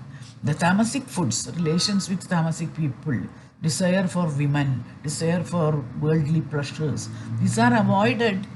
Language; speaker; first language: English; non-native, fluent; Malayalam